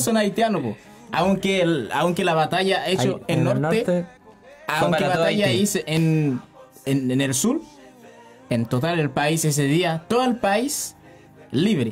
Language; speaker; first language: Spanish; non-native, learner; Haitian Creole